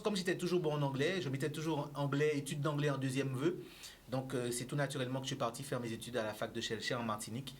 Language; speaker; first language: French; native; French